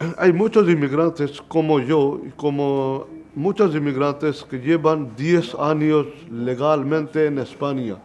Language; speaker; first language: Spanish; non-native, learner; Punjabi